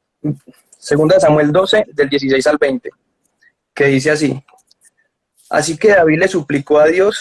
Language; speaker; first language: Spanish; native; Spanish